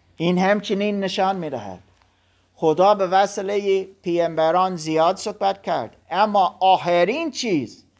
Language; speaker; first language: Persian; non-native, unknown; German